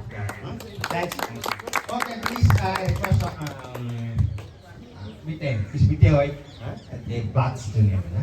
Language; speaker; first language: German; non-native, learner; Telugu